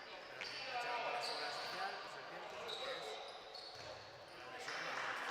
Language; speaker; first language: Spanish; native; Spanish